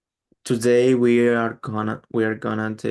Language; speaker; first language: English; non-native, learner; Spanish